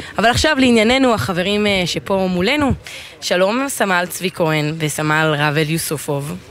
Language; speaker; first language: Hebrew; native; Hebrew